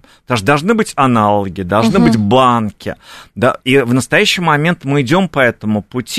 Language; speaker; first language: Russian; native; Russian